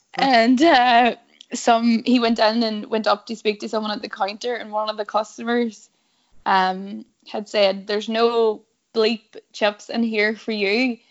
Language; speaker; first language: English; native; English